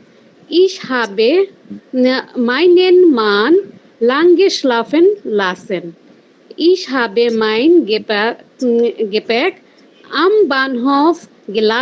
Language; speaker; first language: German; non-native, learner; Bangla